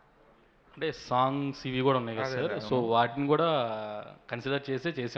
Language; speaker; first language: Telugu; native; Telugu